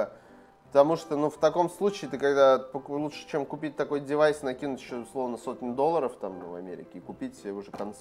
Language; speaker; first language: Russian; native; Russian